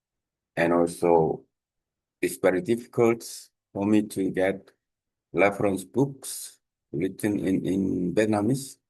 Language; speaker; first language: English; non-native, learner; Korean